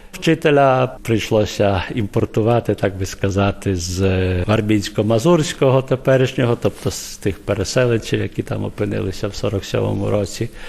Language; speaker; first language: Ukrainian; early bilingual, heritage; Ukrainian